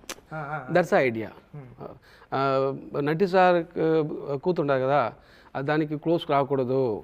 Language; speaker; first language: Telugu; non-native, local second language; Tamil